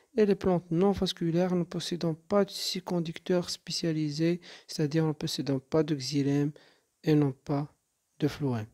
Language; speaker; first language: French; non-native, local second language; Arabic